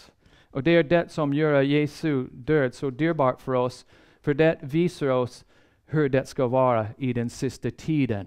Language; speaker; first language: Swedish; non-native, fluent; English